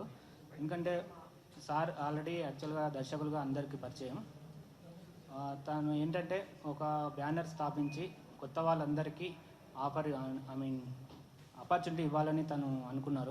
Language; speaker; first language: Telugu; native; Telugu